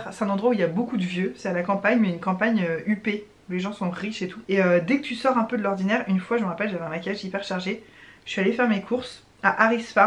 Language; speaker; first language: French; native; French